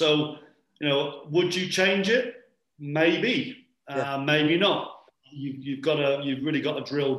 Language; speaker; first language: English; native; English